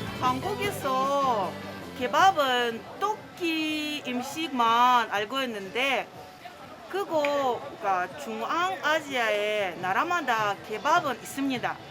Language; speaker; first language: Korean; non-native, learner; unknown